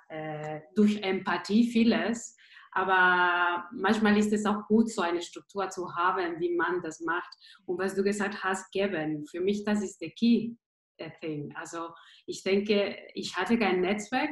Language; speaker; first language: German; non-native, fluent; Spanish